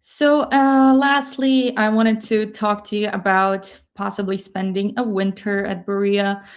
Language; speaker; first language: English; non-native, fluent; Ukrainian